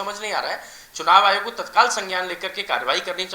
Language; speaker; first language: Hindi; native; Hindi